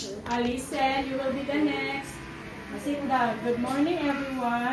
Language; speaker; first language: English; non-native, fluent; Filipino